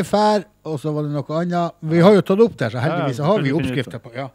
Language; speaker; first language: Norwegian; native; Norwegian